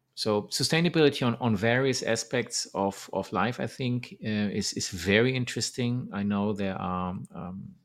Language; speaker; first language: English; non-native, fluent; German